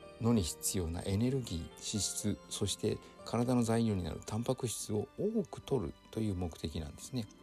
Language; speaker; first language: Japanese; native; Japanese